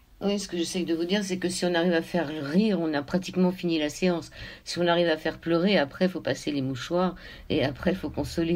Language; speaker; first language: French; native; French